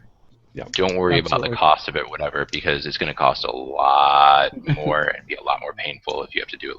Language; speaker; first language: English; native; English